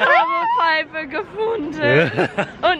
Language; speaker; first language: German; non-native, learner; English